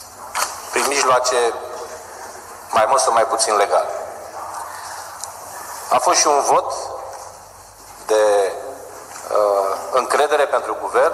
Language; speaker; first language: Romanian; native; Romanian